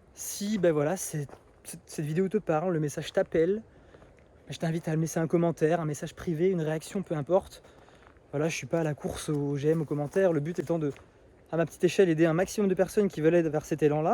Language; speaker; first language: French; native; French